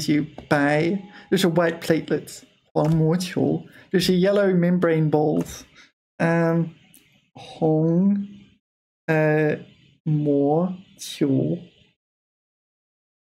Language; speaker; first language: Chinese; non-native, learner; English